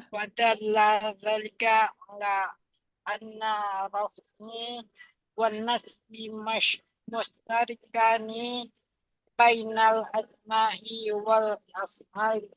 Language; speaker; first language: Arabic; non-native, learner; Indonesian